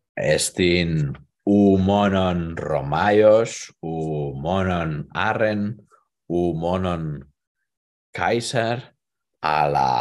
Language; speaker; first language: Greek; non-native, learner; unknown